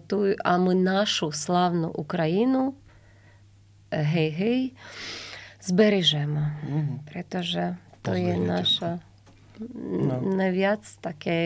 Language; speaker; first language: Slovak; non-native, learner; Ukrainian